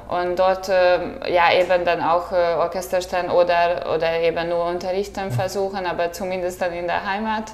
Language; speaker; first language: German; non-native, fluent; Hungarian